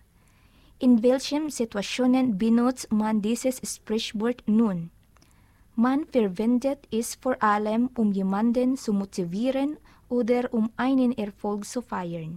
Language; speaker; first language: German; non-native, learner; Filipino